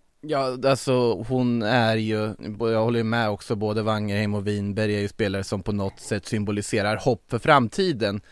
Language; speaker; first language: Swedish; native; Swedish